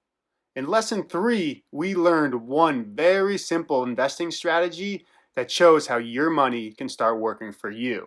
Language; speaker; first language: English; native; English